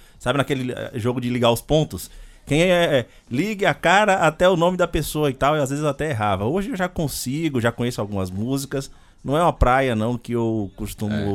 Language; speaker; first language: Portuguese; native; Portuguese